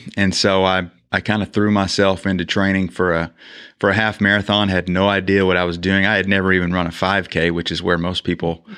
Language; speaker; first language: English; native; English